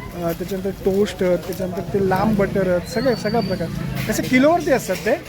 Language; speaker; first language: Marathi; non-native, local second language; Konkani